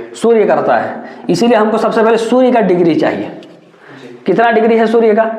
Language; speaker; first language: Hindi; native; Hindi